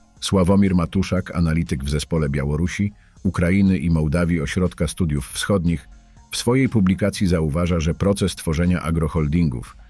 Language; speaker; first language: Polish; native; Polish